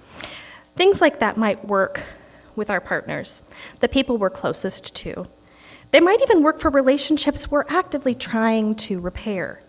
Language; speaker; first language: English; native; English